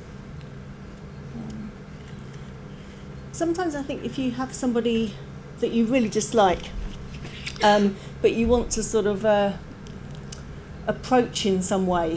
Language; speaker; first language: English; native; English